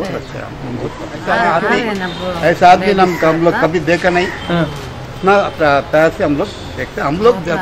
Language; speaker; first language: Hindi; non-native, local second language; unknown